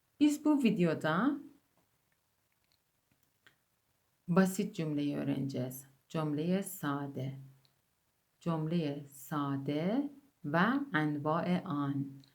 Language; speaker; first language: Turkish; non-native, fluent; Persian